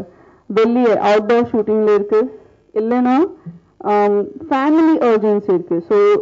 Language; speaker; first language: Tamil; non-native, learner; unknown